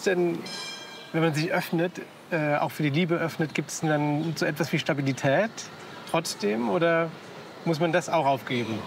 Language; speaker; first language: German; native; German